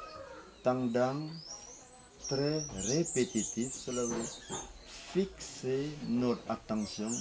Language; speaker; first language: French; non-native, fluent; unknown